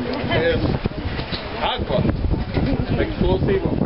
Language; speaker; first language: Spanish; non-native, learner; English